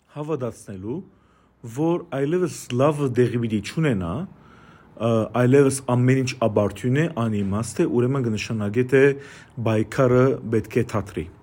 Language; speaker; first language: Armenian; native; Armenian